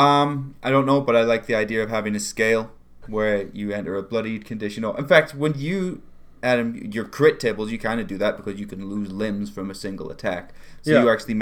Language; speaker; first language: English; native; English